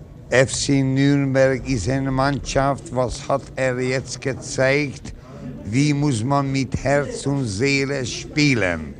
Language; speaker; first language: German; non-native, learner; Hungarian